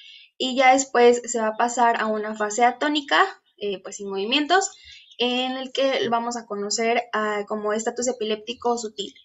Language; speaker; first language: Spanish; native; Spanish